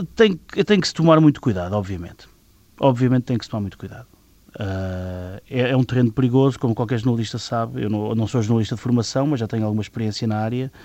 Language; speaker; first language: Portuguese; native; Portuguese